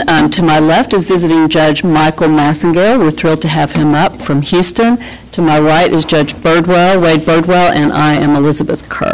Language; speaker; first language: English; native; English